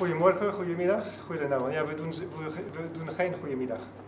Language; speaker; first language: Dutch; non-native, fluent; French